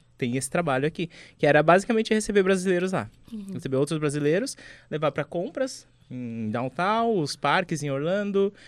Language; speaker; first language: Portuguese; native; Portuguese